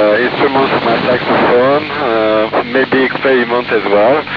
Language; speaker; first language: English; non-native, fluent; French